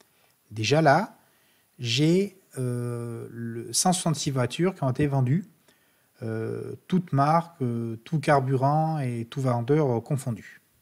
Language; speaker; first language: French; native; French